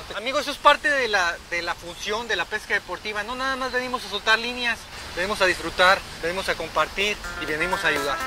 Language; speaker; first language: Spanish; native; Spanish